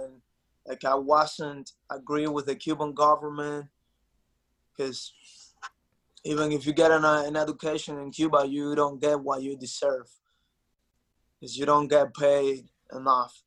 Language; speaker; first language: English; non-native, fluent; Spanish